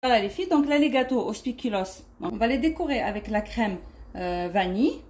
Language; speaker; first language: French; non-native, local second language; Arabic